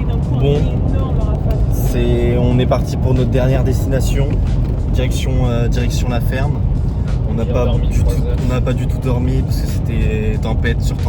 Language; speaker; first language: French; native; French